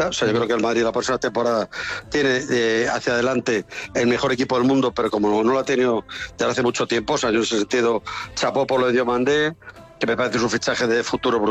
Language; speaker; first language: Spanish; native; Spanish